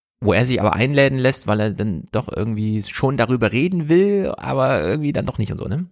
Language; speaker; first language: German; native; German